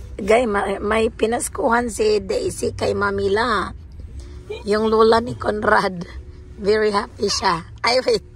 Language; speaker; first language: Filipino; non-native, local second language; Cebuano